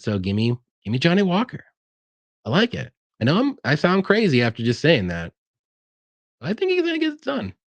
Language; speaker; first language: English; native; English